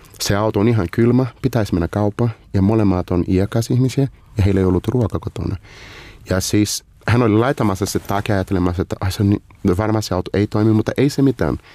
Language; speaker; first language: Finnish; non-native, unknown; Portuguese